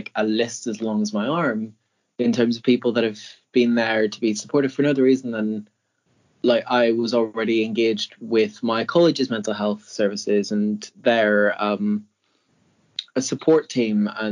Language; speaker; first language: English; native; English